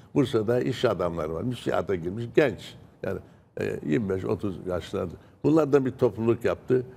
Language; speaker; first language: Turkish; native; Turkish